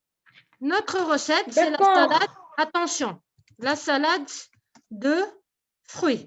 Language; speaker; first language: French; non-native, local second language; Arabic